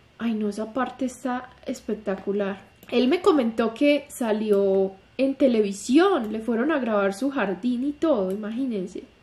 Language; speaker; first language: Spanish; native; Spanish